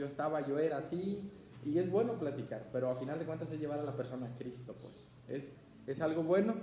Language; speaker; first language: Spanish; native; Spanish